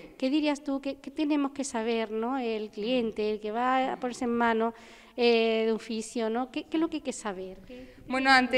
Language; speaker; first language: Spanish; native; Spanish